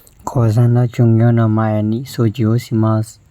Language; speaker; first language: Japanese; non-native, learner; Burmese